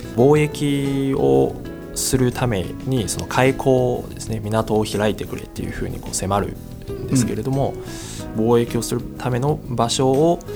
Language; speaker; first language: Japanese; early bilingual, other home language; Chinese